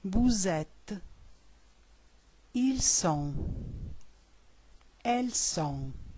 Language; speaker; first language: French; non-native, learner; Italian